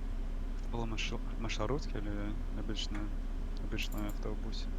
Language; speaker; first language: Russian; non-native, learner; English